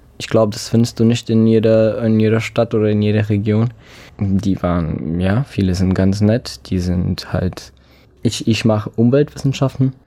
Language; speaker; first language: German; non-native, fluent; English